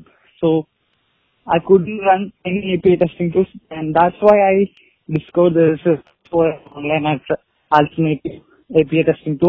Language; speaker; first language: English; non-native, local second language; Malayalam